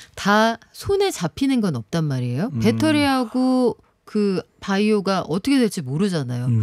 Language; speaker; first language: Korean; native; Korean